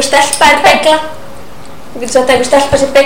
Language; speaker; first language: Icelandic; native; Icelandic